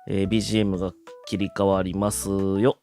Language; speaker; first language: Japanese; native; Japanese